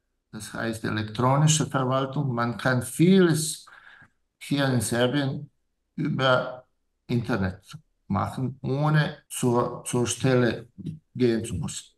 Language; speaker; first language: German; non-native, fluent; Serbian